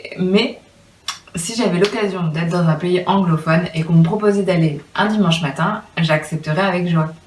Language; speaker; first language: French; native; French